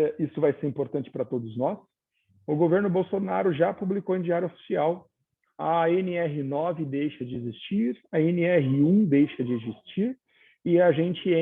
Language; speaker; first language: Portuguese; native; Portuguese